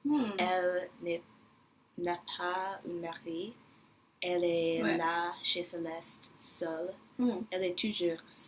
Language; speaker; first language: French; non-native, learner; English